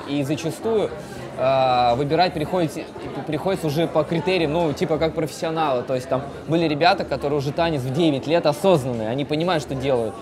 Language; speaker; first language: Russian; native; Russian